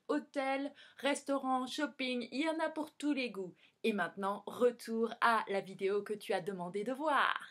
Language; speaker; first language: French; native; French